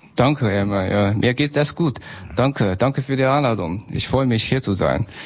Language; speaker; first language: German; non-native, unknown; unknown